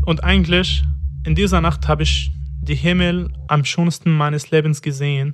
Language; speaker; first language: German; non-native, fluent; Arabic